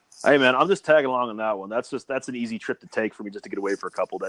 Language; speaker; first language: English; native; English